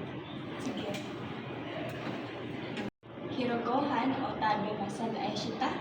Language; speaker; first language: Japanese; non-native, learner; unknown